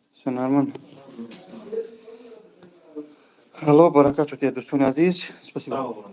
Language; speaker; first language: Russian; non-native, learner; Tajik